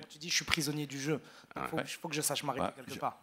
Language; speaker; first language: French; non-native, local second language; Arabic